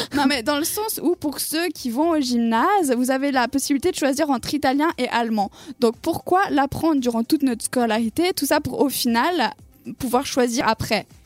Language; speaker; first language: French; native; French